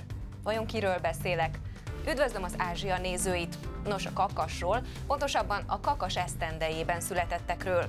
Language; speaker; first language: Hungarian; native; Hungarian